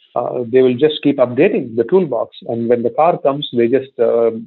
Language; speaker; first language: English; non-native, local second language; Tamil